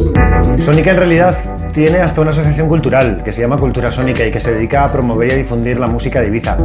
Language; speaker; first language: Spanish; native; Spanish